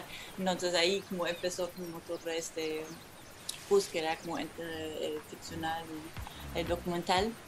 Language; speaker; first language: Spanish; non-native, fluent; German